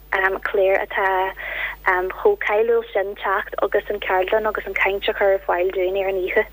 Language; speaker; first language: Irish; non-native, local second language; English